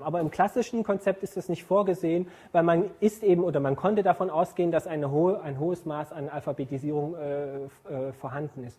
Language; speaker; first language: German; native; German